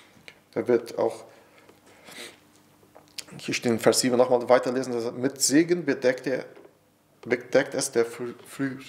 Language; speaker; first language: German; non-native, fluent; Portuguese